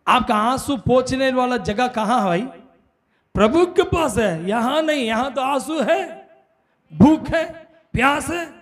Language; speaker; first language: Hindi; non-native, local second language; Tamil